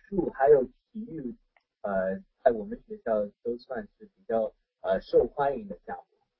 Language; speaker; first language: Chinese; non-native, fluent; English